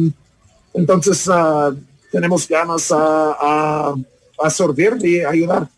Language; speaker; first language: Spanish; non-native, learner; English